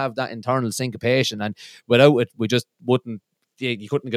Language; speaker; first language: English; native; English